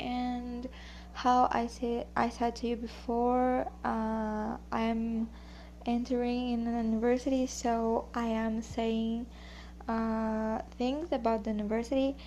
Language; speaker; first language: English; non-native, learner; Portuguese